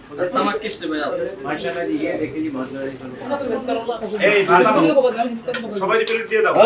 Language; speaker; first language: Arabic; non-native, learner; Bangla